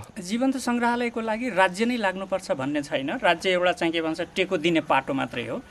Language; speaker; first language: Nepali; non-native, local second language; Dangaura Tharu